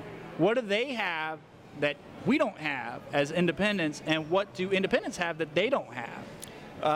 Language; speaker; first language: English; native; English